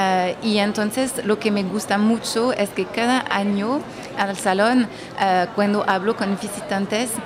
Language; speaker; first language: Spanish; non-native, fluent; French